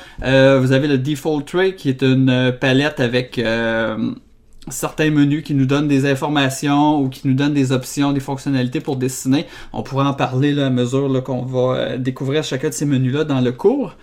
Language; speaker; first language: French; native; French